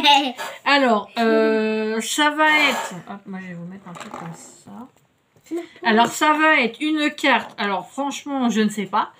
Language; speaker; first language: French; native; French